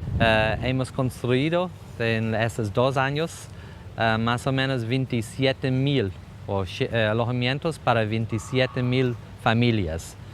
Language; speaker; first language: Spanish; non-native, fluent; English